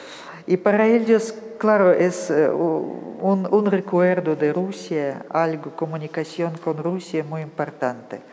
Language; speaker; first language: Spanish; non-native, fluent; Russian